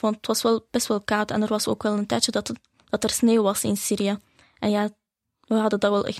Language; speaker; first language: Dutch; early bilingual, other home language; Arabic